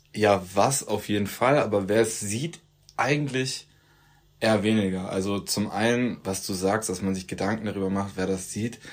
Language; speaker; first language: German; early bilingual, other home language; Turkish